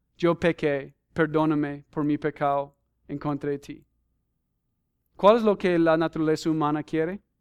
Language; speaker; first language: Spanish; non-native, fluent; English